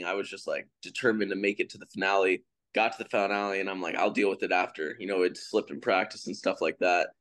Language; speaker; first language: English; native; English